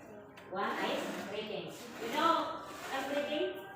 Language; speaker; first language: English; non-native, learner; Indonesian